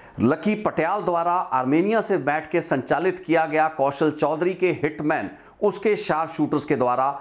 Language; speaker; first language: Hindi; non-native, local second language; Punjabi